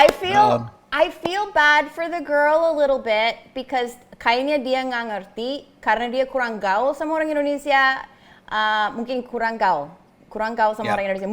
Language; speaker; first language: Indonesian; non-native, fluent; English